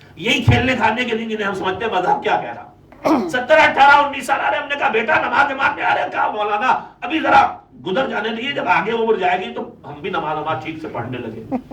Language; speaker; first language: Urdu; native; Urdu